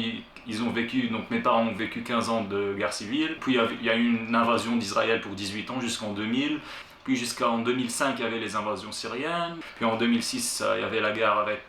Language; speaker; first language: French; non-native, local second language; Arabic